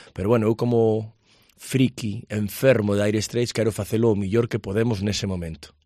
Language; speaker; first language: Galician; native; Galician